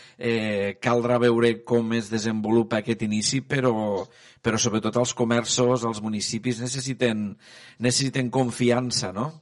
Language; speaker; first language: Catalan; native; Catalan